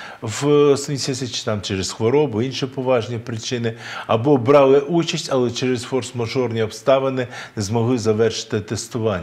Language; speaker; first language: Ukrainian; native; Ukrainian